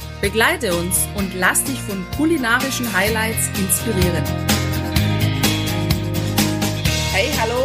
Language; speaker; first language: German; native; German